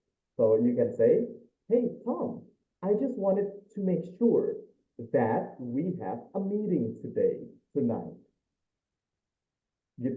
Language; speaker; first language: English; non-native, fluent; Indonesian